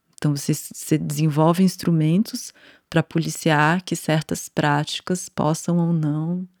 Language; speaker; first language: Portuguese; native; Portuguese